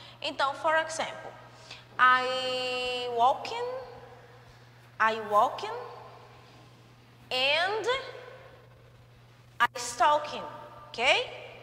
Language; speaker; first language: English; non-native, learner; Portuguese